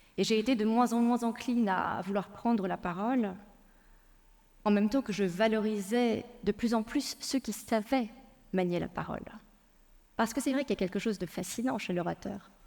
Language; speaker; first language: French; early bilingual, other home language; Persian